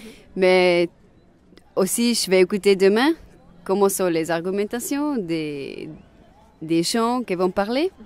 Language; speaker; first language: French; non-native, local second language; German